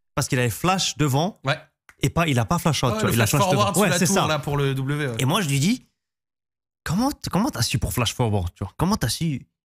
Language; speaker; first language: French; native; French